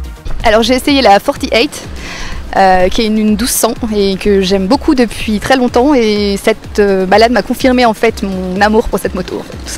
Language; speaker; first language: French; native; French